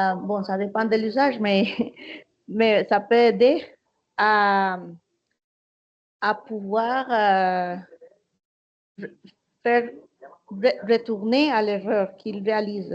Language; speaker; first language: French; non-native, fluent; Spanish